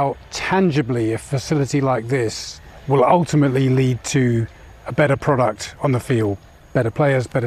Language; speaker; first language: English; native; English